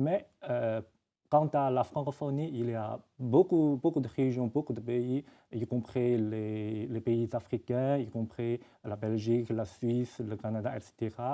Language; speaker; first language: French; non-native, fluent; Chinese